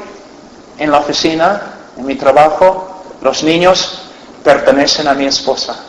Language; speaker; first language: Spanish; non-native, fluent; English